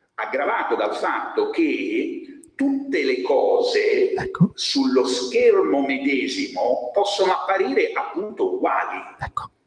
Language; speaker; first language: Italian; native; Italian